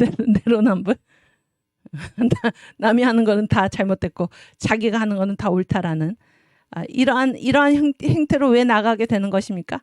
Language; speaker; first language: Korean; native; Korean